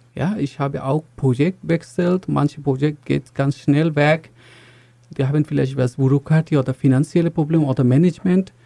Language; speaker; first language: German; non-native, fluent; Bangla